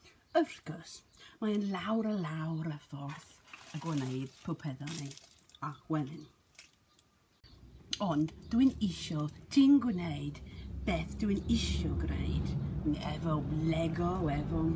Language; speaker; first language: Welsh; non-native, learner; English